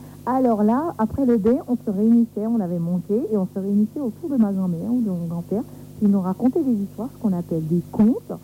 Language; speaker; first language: French; native; French